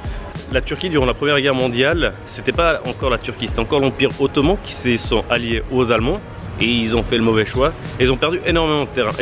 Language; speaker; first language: French; native; French